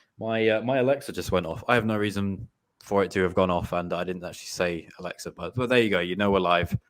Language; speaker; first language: English; native; English